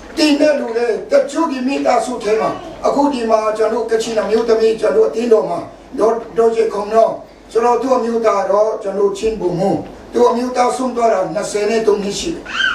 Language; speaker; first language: Burmese; non-native, local second language; Kachin